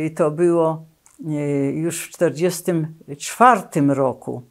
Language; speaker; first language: Polish; native; Polish